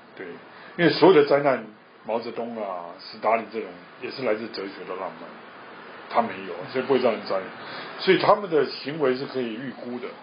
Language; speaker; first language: Chinese; native; Chinese